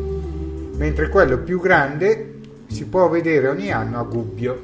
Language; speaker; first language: Italian; native; Italian